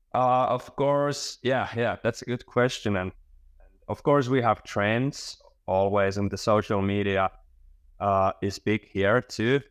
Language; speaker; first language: English; non-native, fluent; Finnish